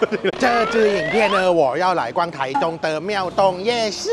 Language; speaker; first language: Chinese; non-native, fluent; Thai